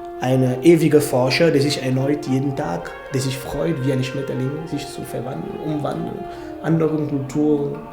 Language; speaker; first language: German; non-native, fluent; French